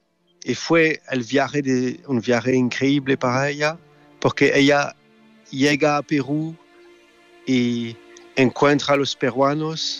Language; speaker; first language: Spanish; non-native, fluent; French